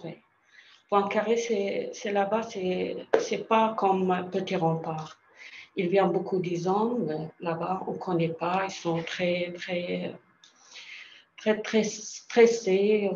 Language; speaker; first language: French; non-native, learner; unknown